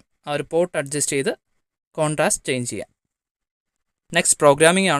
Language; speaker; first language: Malayalam; native; Malayalam